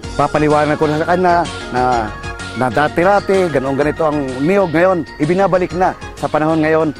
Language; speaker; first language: Filipino; native; Filipino